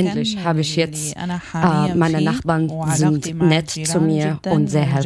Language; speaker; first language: German; non-native, learner; Arabic